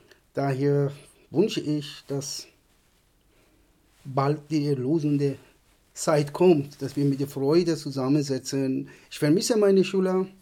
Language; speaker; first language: German; non-native, fluent; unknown